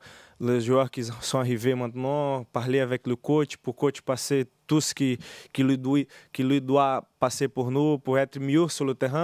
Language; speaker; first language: French; non-native, learner; Portuguese